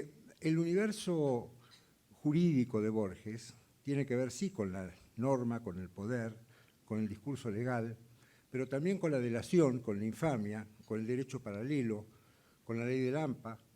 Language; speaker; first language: Spanish; native; Spanish